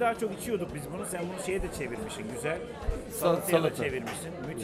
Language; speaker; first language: Turkish; native; Turkish